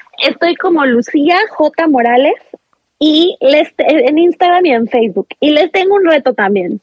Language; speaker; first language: Spanish; native; Spanish